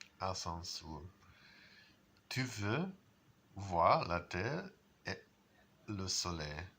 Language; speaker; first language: French; non-native, learner; English